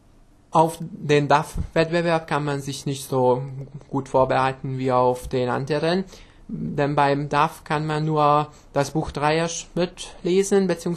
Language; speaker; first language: German; non-native, local second language; Hungarian